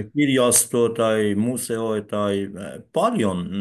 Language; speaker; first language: Finnish; non-native, learner; Persian